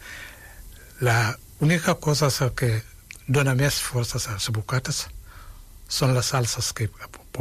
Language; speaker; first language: Catalan; non-native, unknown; Wolof